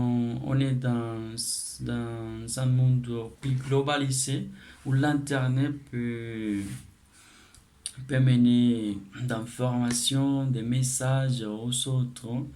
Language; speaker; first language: French; non-native, learner; Spanish